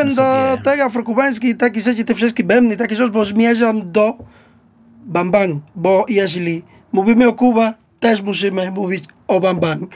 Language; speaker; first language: Polish; non-native, learner; Spanish